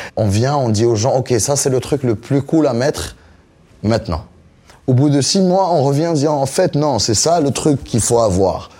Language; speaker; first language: French; non-native, local second language; Arabic